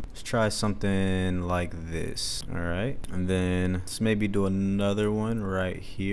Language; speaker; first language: English; native; English